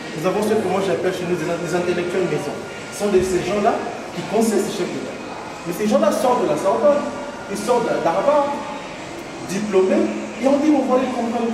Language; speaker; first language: French; non-native, local second language; Lingala